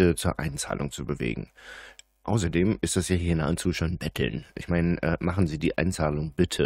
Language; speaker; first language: German; native; German